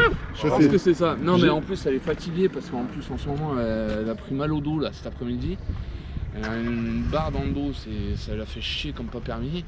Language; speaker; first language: French; native; French